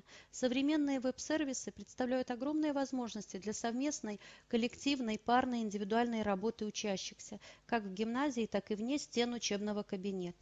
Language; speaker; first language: Russian; native; Russian